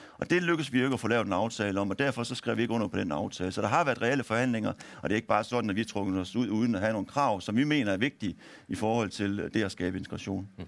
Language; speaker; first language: Danish; early bilingual, other home language; Turkish